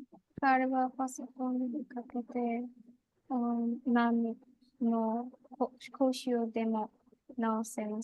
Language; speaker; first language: Japanese; non-native, learner; Bangla